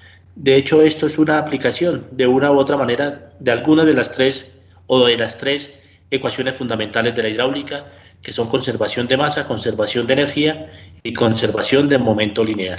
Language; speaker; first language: Spanish; native; Spanish